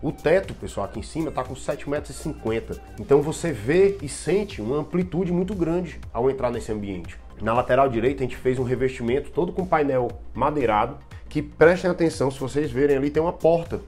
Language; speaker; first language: Portuguese; native; Portuguese